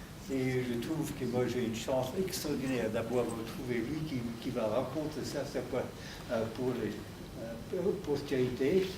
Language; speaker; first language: French; non-native, fluent; German